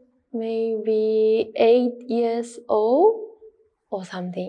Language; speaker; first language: English; non-native, learner; Japanese